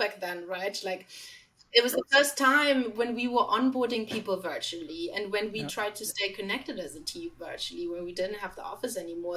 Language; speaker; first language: English; non-native, fluent; German